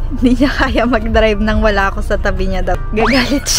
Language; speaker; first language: Filipino; native; Filipino